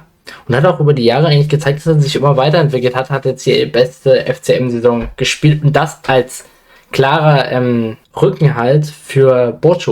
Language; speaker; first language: German; native; German